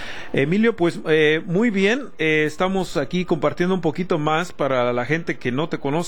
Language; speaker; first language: Spanish; native; Spanish